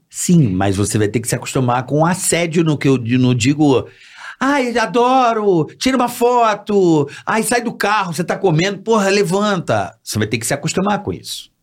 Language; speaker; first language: Portuguese; native; Portuguese